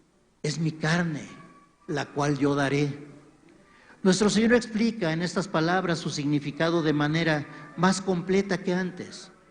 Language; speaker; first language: Spanish; native; Spanish